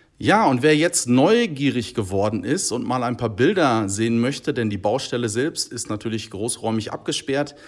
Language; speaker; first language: German; native; German